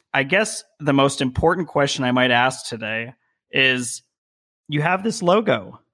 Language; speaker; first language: English; native; English